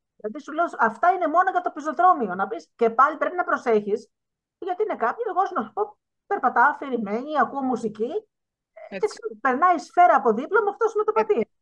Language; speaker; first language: Greek; native; Greek